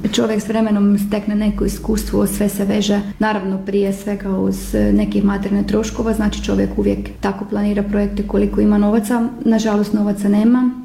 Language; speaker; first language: Croatian; early bilingual, heritage; Croatian